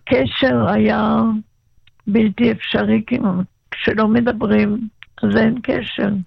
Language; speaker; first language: Hebrew; non-native, local second language; German